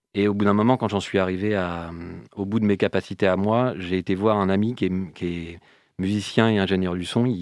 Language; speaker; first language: French; native; French